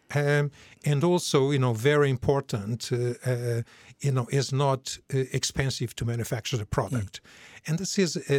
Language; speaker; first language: English; non-native, fluent; Portuguese